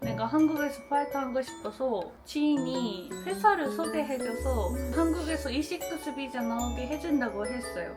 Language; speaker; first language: Korean; non-native, fluent; Japanese